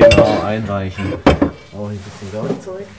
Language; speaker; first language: German; native; German